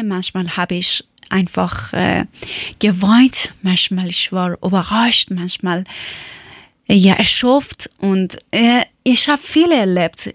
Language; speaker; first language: German; non-native, learner; Persian